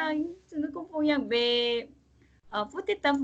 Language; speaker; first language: French; non-native, learner; Korean